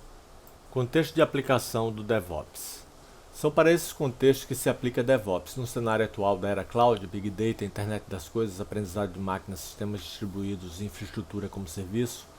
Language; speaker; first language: Portuguese; native; Portuguese